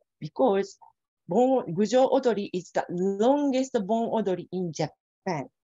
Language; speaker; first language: English; non-native, fluent; Japanese